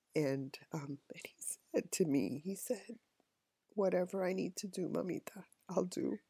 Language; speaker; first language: English; native; English